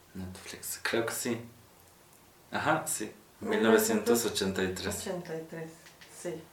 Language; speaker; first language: Spanish; non-native, fluent; Polish